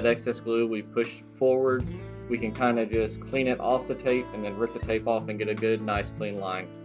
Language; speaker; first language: English; native; English